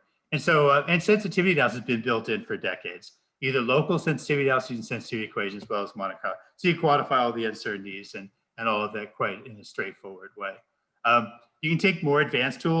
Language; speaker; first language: English; native; English